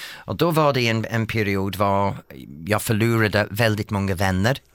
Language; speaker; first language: Swedish; non-native, fluent; English